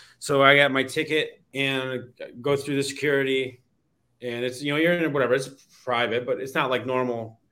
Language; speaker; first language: English; native; English